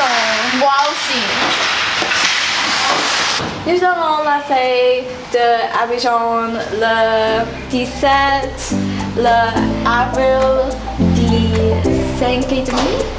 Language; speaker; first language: French; non-native, learner; English